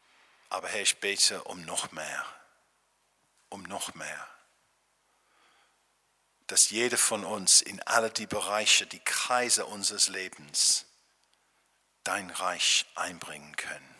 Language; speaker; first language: German; non-native, fluent; English